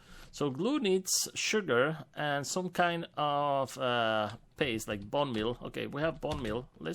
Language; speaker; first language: English; non-native, fluent; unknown